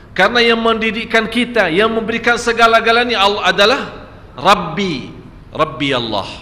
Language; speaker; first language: Malay; non-native, fluent; Arabic